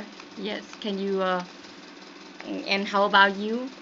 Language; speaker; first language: English; non-native, learner; Vietnamese